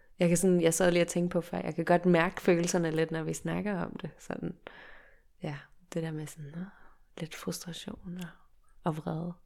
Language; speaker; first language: Danish; early bilingual, heritage; Danish